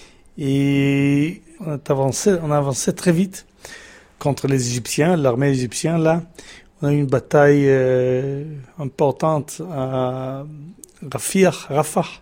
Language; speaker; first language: French; non-native, fluent; Hebrew